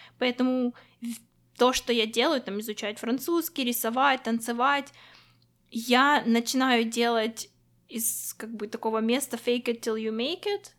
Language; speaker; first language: Russian; non-native, local second language; Ukrainian